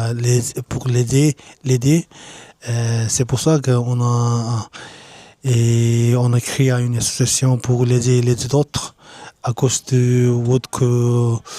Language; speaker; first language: French; non-native, learner; Tibetan